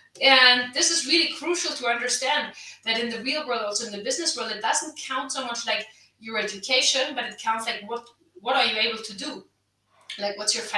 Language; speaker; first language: English; non-native, fluent; German